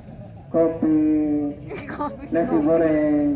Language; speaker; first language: Indonesian; non-native, learner; Arabic